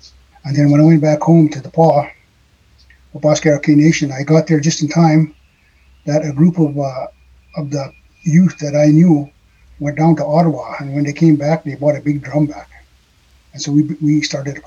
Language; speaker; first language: English; native; English